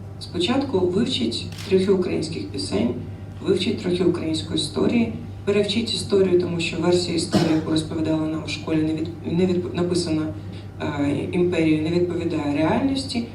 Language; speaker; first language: Ukrainian; non-native, local second language; Russian